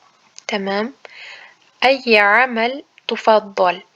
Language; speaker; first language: Arabic; non-native, fluent; Uzbek